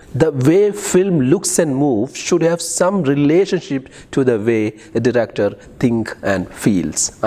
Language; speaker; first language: English; non-native, local second language; Malayalam